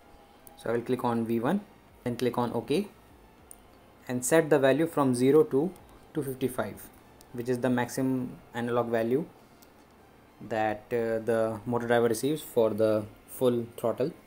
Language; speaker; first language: English; non-native, local second language; Hindi